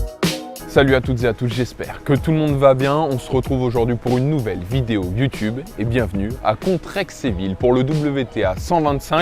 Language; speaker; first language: French; native; French